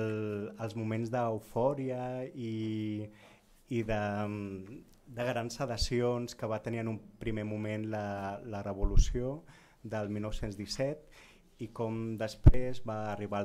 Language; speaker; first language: Catalan; native; Catalan